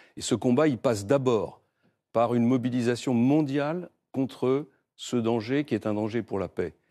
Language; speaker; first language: French; native; French